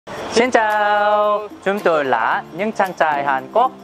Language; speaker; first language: Vietnamese; non-native, learner; Korean